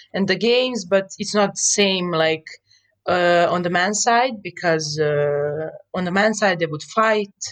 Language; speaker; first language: English; non-native, fluent; Serbian